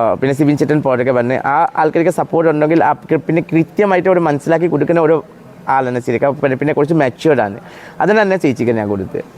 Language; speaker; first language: Malayalam; non-native, local second language; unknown